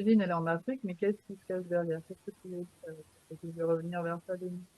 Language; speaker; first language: French; native; French